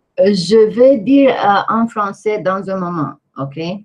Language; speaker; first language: French; non-native, fluent; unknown